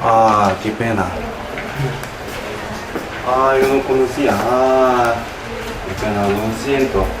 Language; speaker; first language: Spanish; non-native, learner; Korean